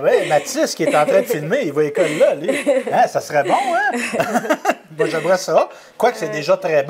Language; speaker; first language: French; native; French